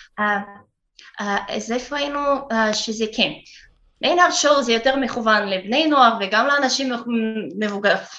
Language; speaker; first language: Hebrew; non-native, fluent; Russian